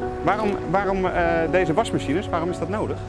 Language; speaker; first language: Dutch; native; Dutch